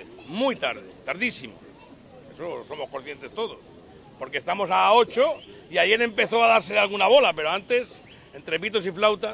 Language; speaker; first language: Spanish; native; Spanish